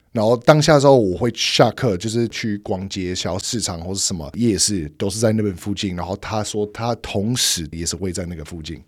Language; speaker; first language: Chinese; non-native, fluent; English